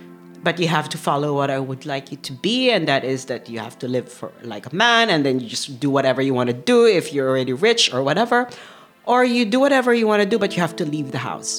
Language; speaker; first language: English; non-native, local second language; Filipino